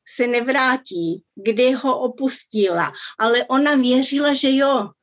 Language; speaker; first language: Czech; early bilingual, other home language; Spanish